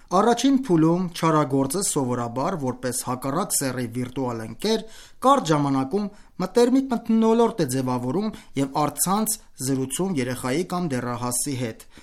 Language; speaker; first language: Armenian; native; Armenian